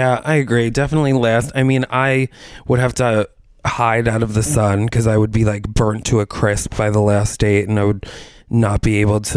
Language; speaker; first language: English; native; English